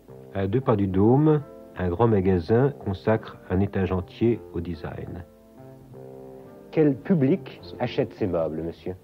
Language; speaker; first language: French; native; French